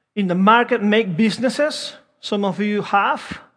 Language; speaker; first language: English; non-native, fluent; Spanish